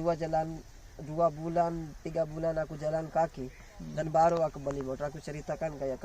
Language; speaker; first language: Indonesian; non-native, fluent; Urdu